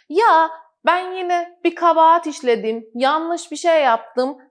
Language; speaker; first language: Turkish; non-native, fluent; Persian